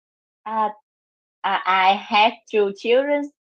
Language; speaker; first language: English; non-native, learner; Vietnamese